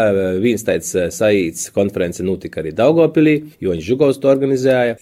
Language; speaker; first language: Latvian; early bilingual, heritage; Latvian